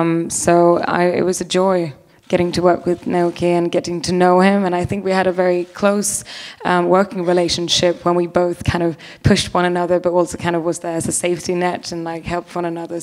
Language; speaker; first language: English; non-native, fluent; Swedish